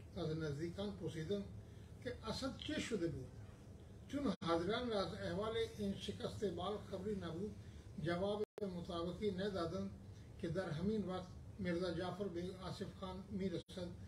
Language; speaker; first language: Persian; non-native, fluent; Hindi